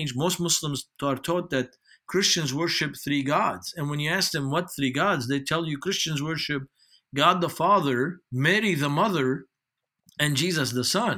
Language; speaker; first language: English; non-native, fluent; Arabic